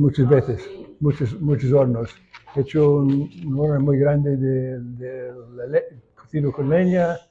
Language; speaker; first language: Spanish; non-native, learner; English